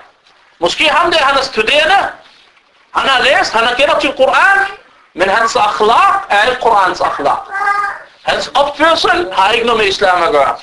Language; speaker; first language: Danish; non-native, fluent; Arabic